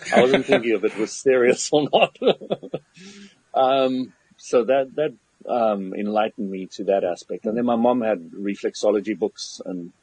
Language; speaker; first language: English; native; English